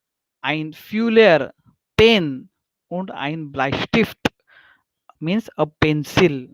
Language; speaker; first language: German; non-native, fluent; Hindi